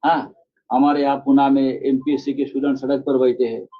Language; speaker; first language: Hindi; non-native, local second language; Marathi